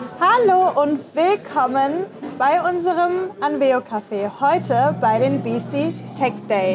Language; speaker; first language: German; native; German